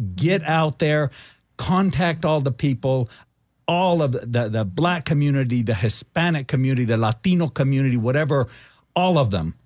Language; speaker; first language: English; early bilingual, other home language; Spanish